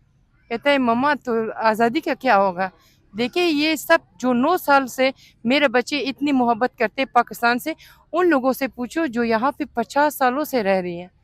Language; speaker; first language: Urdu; non-native, fluent; Persian